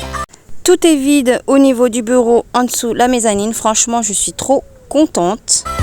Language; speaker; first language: French; native; French